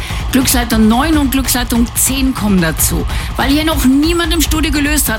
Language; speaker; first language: German; native; German